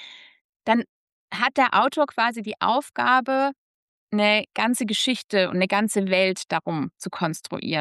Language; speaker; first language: German; native; German